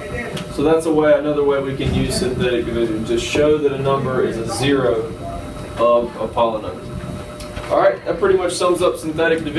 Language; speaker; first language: English; native; English